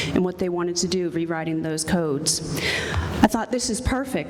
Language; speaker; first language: English; native; English